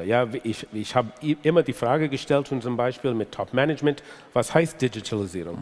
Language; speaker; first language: German; non-native, fluent; English